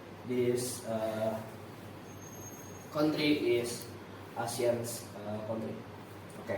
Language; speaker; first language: English; non-native, learner; Indonesian